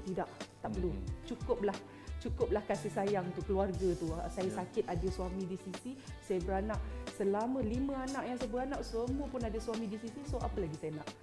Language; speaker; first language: Malay; native; Malay